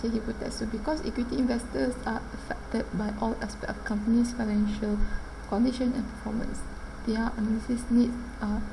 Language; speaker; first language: English; non-native, local second language; Malay